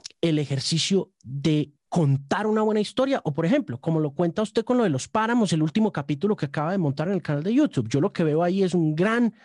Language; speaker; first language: Spanish; native; Spanish